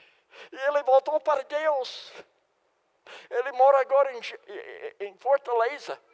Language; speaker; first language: Portuguese; non-native, fluent; English